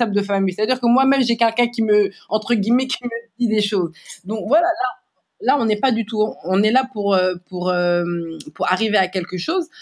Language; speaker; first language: French; native; French